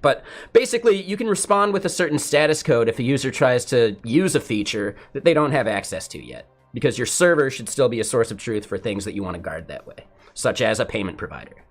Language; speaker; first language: English; native; English